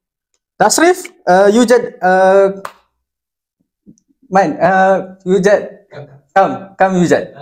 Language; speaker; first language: Arabic; non-native, learner; Malay